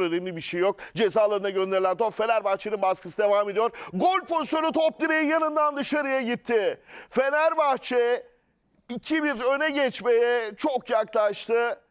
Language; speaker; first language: Turkish; native; Turkish